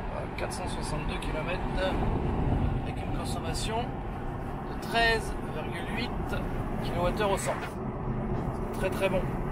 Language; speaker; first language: French; native; French